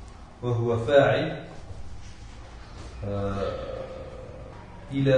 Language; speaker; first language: Arabic; non-native, learner; French